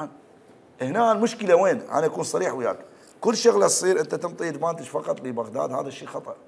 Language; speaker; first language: Arabic; native; Arabic